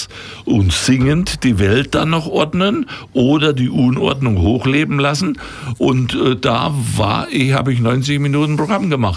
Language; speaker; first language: German; native; German